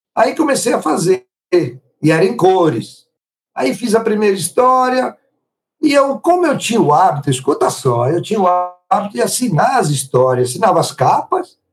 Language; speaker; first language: Portuguese; non-native, fluent; Italian